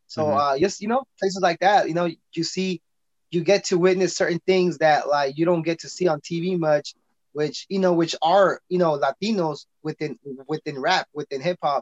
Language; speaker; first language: English; native; English